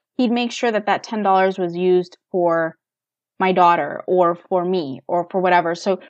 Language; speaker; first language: English; native; English